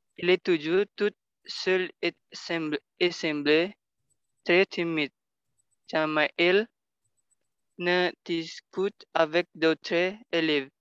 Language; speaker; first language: French; non-native, learner; Indonesian